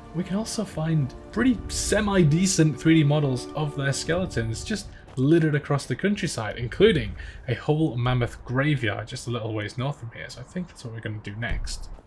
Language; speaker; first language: English; native; English